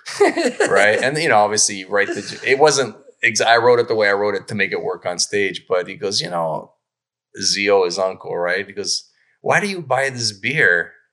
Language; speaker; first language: English; native; English